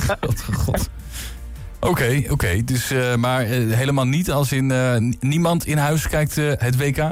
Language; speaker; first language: Dutch; native; Dutch